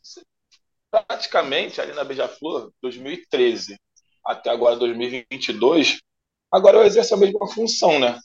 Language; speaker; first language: Portuguese; native; Portuguese